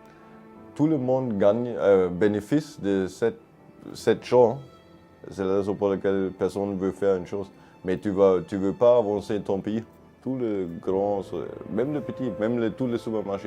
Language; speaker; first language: French; non-native, fluent; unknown